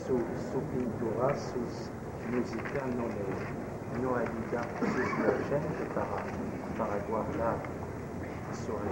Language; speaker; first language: Spanish; non-native, learner; French